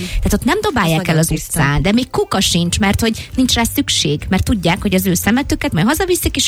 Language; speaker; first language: Hungarian; native; Hungarian